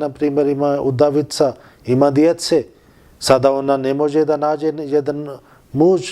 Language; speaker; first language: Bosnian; non-native, learner; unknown